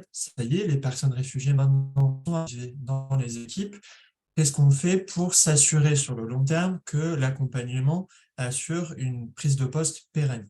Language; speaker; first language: French; native; French